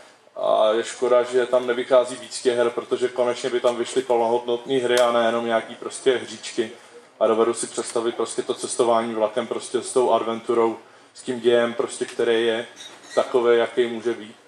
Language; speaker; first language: Czech; native; Czech